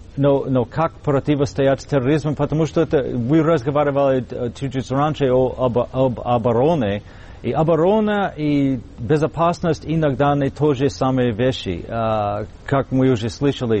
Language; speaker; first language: Russian; non-native, fluent; English